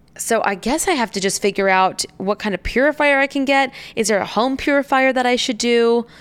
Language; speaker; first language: English; native; English